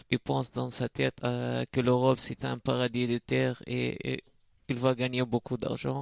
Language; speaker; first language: French; non-native, learner; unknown